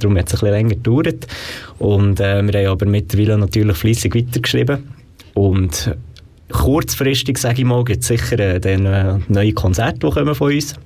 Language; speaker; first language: German; native; German